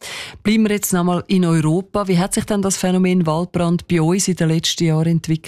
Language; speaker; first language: German; native; German